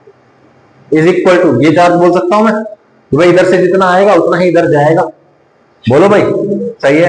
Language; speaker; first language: Hindi; native; Hindi